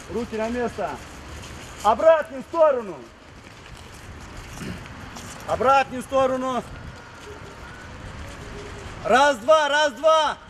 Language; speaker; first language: Russian; non-native, local second language; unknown